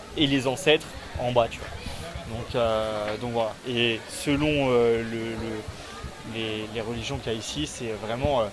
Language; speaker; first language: French; native; French